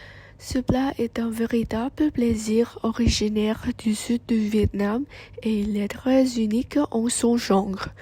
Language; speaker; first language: French; non-native, learner; Vietnamese